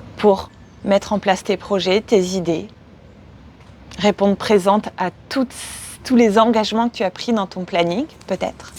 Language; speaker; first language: French; native; French